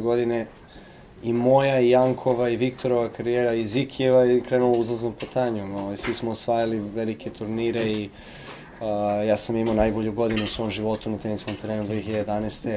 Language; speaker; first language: Serbian; native; Serbian